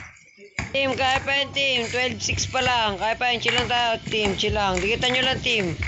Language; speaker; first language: Filipino; native; Filipino